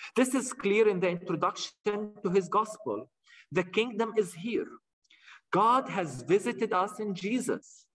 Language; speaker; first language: English; non-native, fluent; Arabic